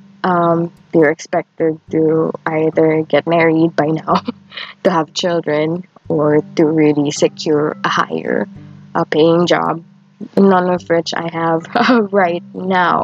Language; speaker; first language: English; non-native, local second language; Filipino